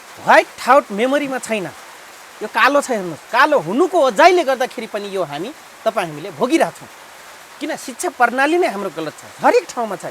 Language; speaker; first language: Nepali; non-native, local second language; Rana Tharu